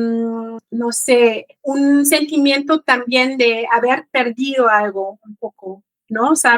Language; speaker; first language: Spanish; non-native, fluent; Kikuyu